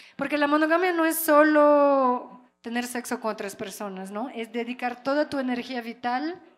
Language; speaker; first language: Spanish; non-native, fluent; French